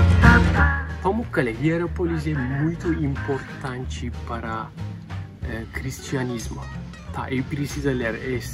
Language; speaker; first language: Portuguese; non-native, learner; Turkish